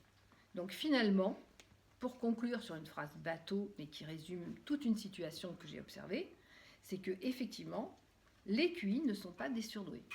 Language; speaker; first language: French; native; French